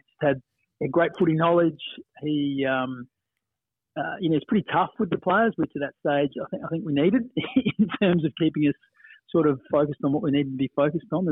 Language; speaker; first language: English; native; English